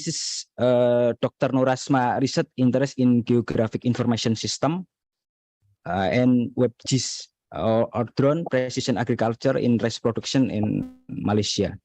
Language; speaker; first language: English; non-native, learner; Indonesian